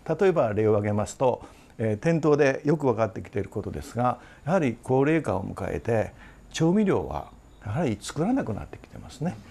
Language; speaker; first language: Japanese; native; Japanese